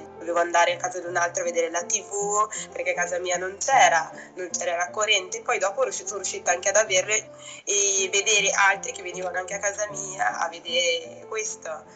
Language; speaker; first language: Italian; non-native, fluent; Upper Guinea Crioulo